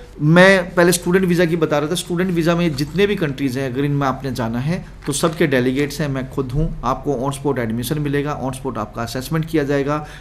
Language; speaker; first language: Hindi; native; Hindi